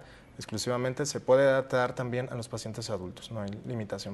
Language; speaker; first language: Spanish; native; Spanish